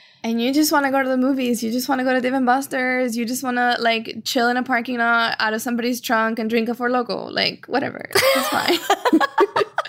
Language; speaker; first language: English; early bilingual, other home language; Spanish